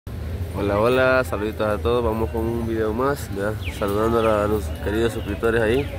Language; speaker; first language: Spanish; native; Spanish